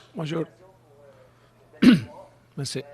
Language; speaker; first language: French; non-native, learner; Italian